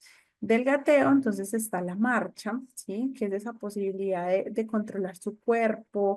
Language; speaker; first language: Spanish; native; Spanish